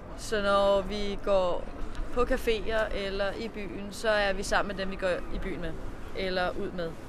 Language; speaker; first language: Danish; native; Danish